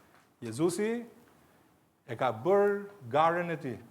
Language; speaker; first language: Albanian; native; Albanian